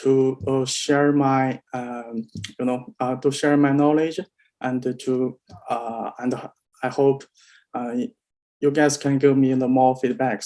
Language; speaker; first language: English; non-native, learner; Chinese